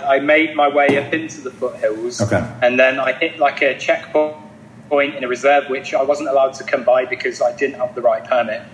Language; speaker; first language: English; native; English